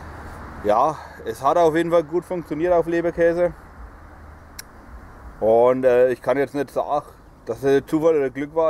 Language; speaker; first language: German; native; German